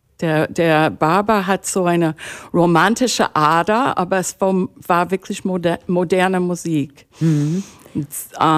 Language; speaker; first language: German; non-native, fluent; English